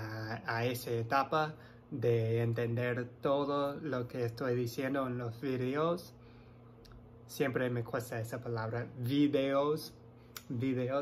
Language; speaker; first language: Spanish; non-native, fluent; English